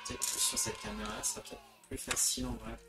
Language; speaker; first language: French; native; French